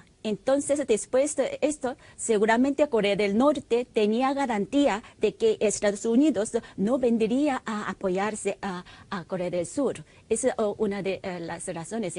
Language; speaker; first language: Spanish; non-native, fluent; Korean